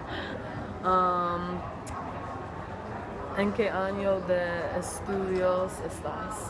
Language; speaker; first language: Spanish; non-native, learner; English